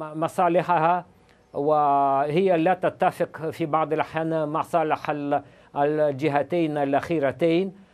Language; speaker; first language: Arabic; non-native, fluent; Russian